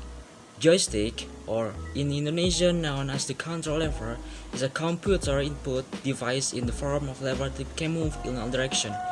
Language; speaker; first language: English; non-native, learner; Indonesian